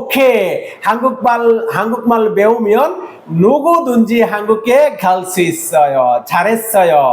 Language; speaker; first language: Korean; non-native, fluent; Bangla